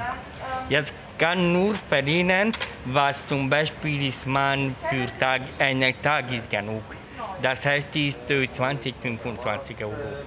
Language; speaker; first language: German; non-native, learner; Hungarian